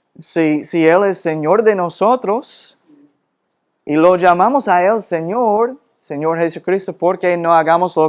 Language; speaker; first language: Spanish; non-native, fluent; English